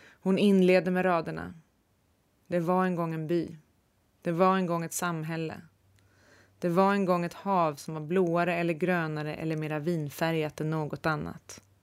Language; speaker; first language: Swedish; native; Swedish